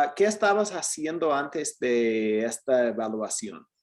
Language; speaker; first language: Spanish; non-native, fluent; English